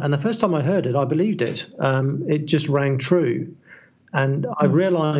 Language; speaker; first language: English; native; English